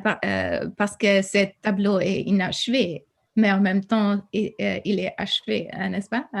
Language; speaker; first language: French; non-native, fluent; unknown